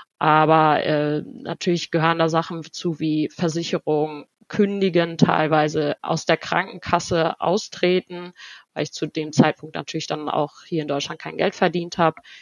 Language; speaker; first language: German; native; German